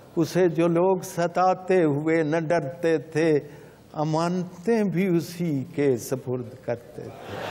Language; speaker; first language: Urdu; non-native, local second language; Punjabi